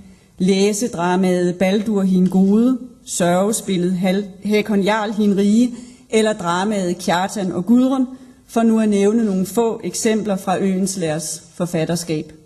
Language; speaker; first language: Danish; native; Danish